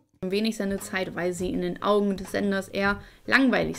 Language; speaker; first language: German; native; German